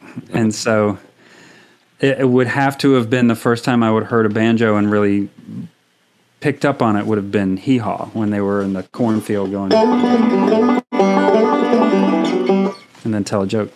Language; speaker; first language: English; native; English